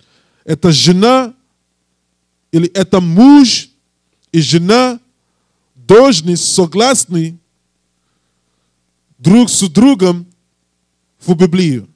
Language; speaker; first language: Russian; non-native, learner; English